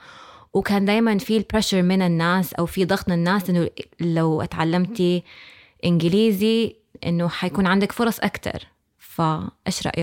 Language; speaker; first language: Arabic; early bilingual, heritage; Arabic